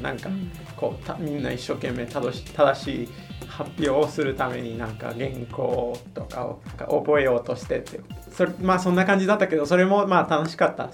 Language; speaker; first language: Japanese; non-native, fluent; Spanish